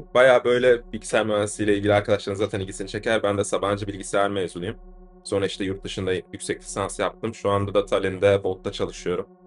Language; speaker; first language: Turkish; native; Turkish